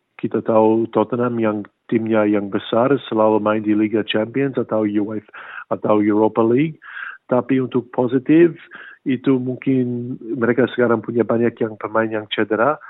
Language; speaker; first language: Indonesian; non-native, fluent; English